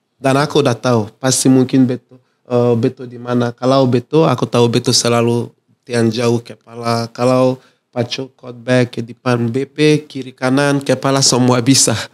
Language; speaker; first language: Indonesian; non-native, fluent; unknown